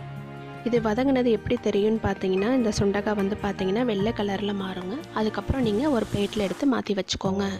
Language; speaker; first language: Tamil; native; Tamil